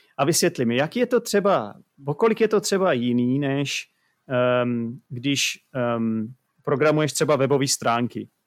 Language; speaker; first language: Czech; native; Czech